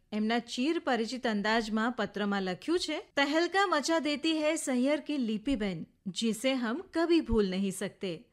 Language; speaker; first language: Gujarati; native; Gujarati